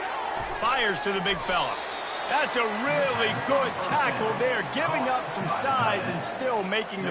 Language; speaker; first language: English; native; English